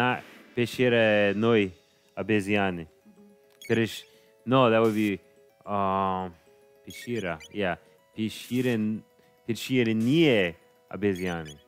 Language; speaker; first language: Russian; non-native, learner; English